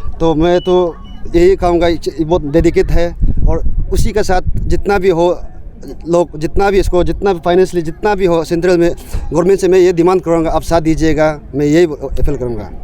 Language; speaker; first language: Hindi; non-native, local second language; Nyishi